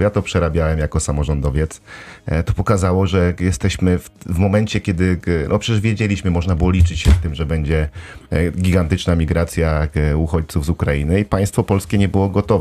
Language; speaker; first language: Polish; native; Polish